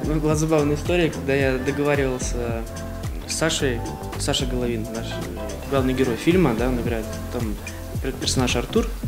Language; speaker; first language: Russian; native; Russian